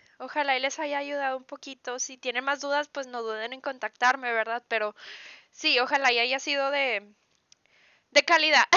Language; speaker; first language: Spanish; native; Spanish